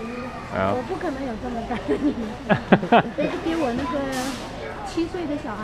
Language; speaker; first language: Chinese; native; Chinese